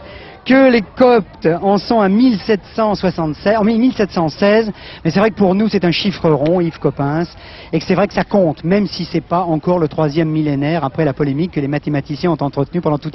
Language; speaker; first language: French; native; French